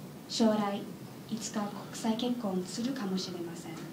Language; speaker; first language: Japanese; non-native, learner; English